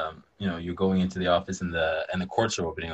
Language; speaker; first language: English; non-native, local second language; Yoruba